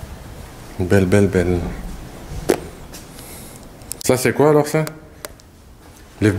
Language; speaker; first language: French; native; French